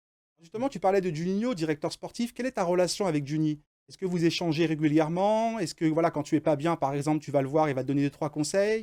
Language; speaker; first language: French; native; French